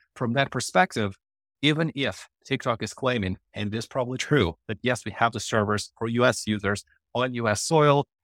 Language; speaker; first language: English; non-native, fluent; Ukrainian